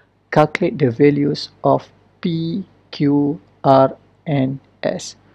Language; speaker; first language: English; non-native, local second language; Malay